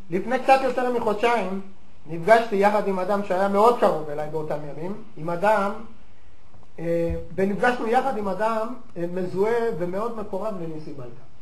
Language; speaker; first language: Hebrew; native; Hebrew